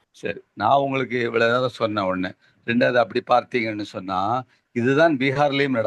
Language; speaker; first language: Tamil; native; Tamil